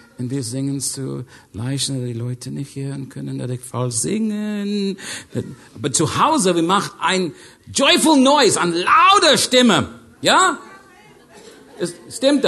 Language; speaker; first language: German; non-native, learner; English